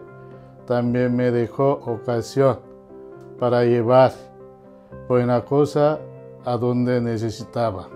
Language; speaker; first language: Spanish; non-native, learner; Korean